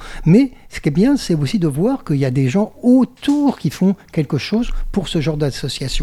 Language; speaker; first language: French; native; French